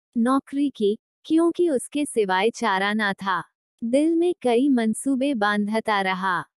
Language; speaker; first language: Hindi; non-native, local second language; Marathi